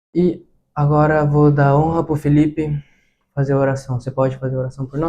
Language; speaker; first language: Portuguese; early bilingual, heritage; Portuguese